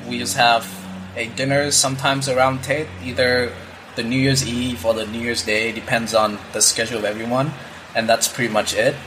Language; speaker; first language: English; non-native, fluent; Vietnamese